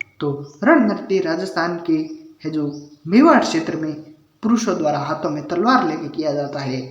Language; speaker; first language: Hindi; native; Hindi